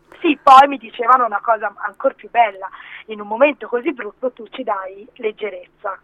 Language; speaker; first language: Italian; early bilingual, other home language; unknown